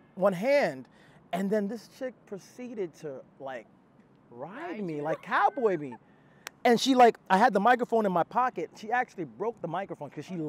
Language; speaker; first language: English; native; English